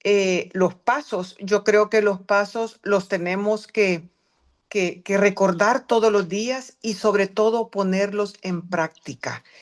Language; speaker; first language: Spanish; native; Spanish